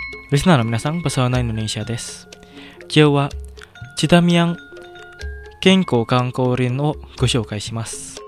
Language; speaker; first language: Japanese; non-native, fluent; Indonesian